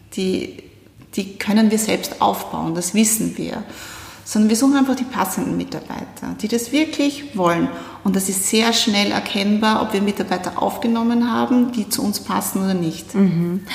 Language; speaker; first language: German; native; German